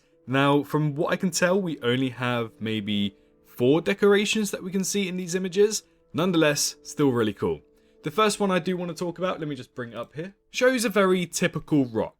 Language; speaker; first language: English; native; English